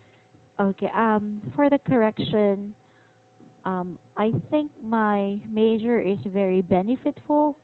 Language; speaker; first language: English; non-native, fluent; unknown